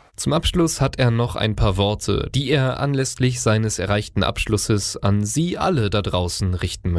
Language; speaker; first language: German; native; German